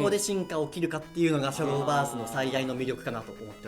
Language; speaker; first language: Japanese; native; Japanese